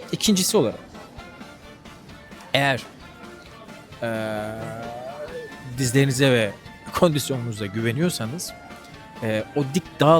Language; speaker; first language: Turkish; native; Turkish